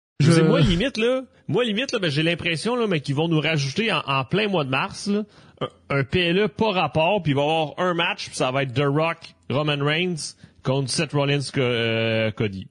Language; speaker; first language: French; native; French